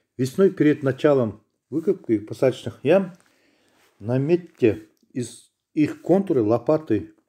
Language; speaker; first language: Russian; non-native, local second language; Kazakh